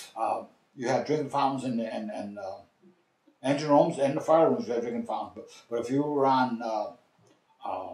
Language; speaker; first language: English; native; English